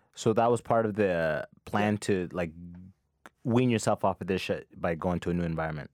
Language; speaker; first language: English; early bilingual, other home language; Arabic